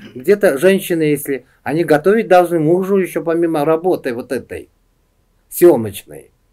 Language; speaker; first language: Russian; non-native, local second language; Uzbek